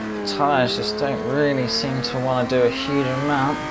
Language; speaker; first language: English; native; English